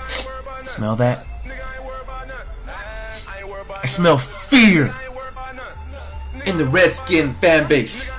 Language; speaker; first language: English; native; English